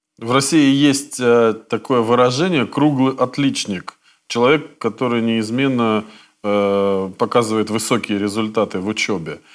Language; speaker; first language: Russian; native; Russian